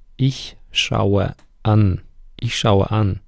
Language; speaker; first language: German; non-native, fluent; Ukrainian